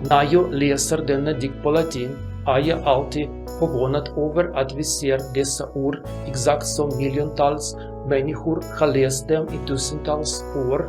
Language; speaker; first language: Swedish; non-native, learner; Russian